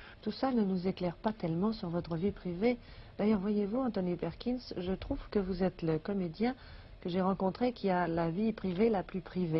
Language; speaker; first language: French; native; French